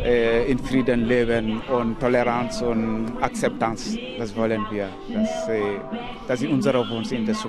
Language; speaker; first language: German; non-native, learner; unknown